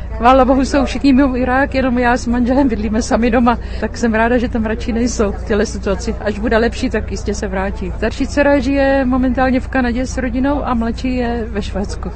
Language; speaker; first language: Czech; native; Czech